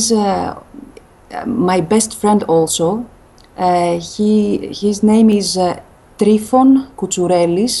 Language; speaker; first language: English; non-native, fluent; Greek